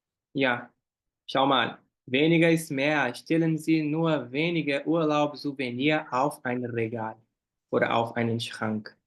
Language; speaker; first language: German; non-native, fluent; Portuguese